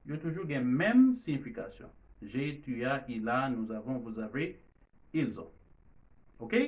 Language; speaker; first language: French; non-native, learner; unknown